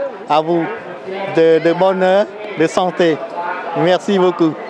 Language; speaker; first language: French; non-native, learner; Khmer